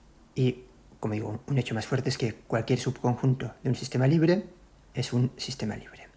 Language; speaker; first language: Spanish; native; Spanish